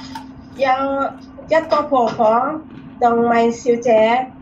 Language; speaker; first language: Cantonese; non-native, learner; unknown